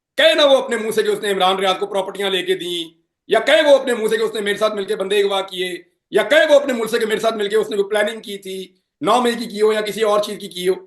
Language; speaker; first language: Urdu; non-native, local second language; Punjabi